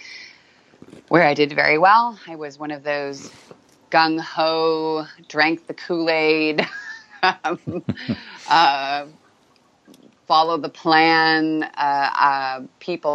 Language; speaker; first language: English; native; English